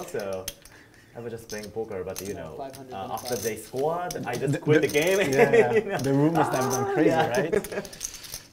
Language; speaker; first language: English; non-native, learner; Japanese